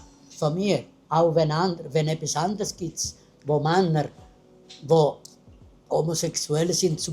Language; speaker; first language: German; non-native, learner; Italian